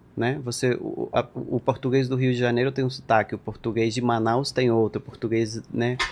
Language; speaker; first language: Portuguese; non-native, fluent; Spanish